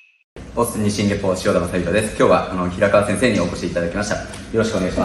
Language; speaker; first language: Japanese; native; Japanese